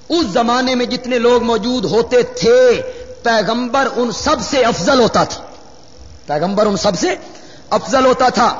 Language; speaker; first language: Urdu; non-native, local second language; Punjabi